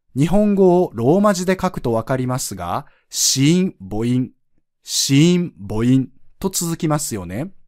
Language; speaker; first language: Japanese; native; Japanese